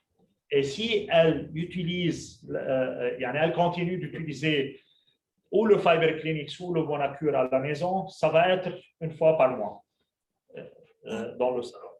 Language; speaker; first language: French; non-native, local second language; Arabic